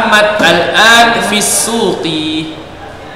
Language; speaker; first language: Arabic; non-native, fluent; Indonesian